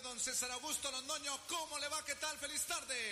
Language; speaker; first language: Spanish; native; Spanish